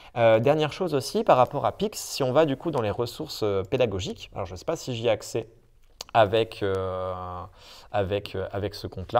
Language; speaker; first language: French; native; French